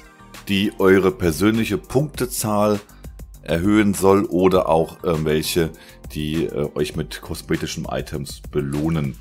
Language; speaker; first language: German; native; German